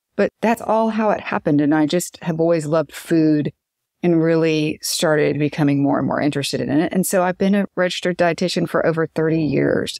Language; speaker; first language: English; native; English